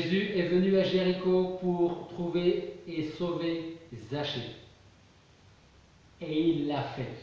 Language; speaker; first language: French; native; French